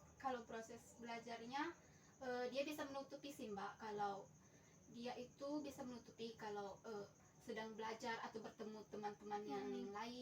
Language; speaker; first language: Indonesian; native; Indonesian